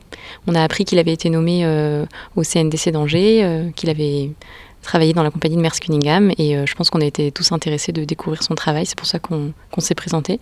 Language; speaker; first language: French; native; French